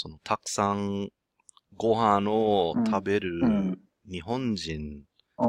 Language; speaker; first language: Japanese; non-native, learner; English